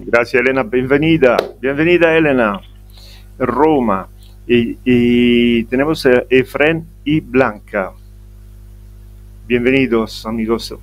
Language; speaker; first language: Spanish; non-native, fluent; Italian